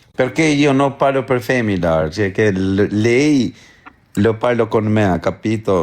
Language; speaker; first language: Italian; non-native, learner; Albanian